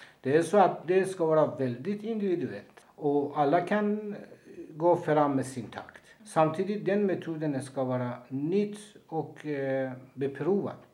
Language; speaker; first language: Swedish; non-native, fluent; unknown